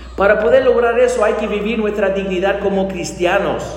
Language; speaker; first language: Spanish; non-native, fluent; English